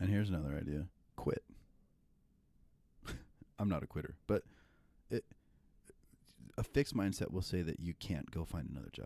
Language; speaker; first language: English; native; English